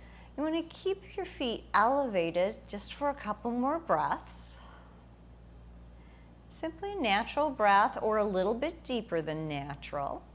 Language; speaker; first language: English; native; English